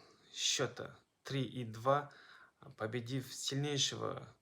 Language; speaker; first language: Russian; non-native, local second language; Kazakh